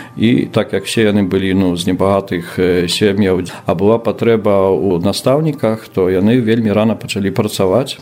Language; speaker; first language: Belarusian; native; Belarusian